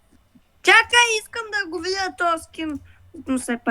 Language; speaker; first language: Bulgarian; native; Bulgarian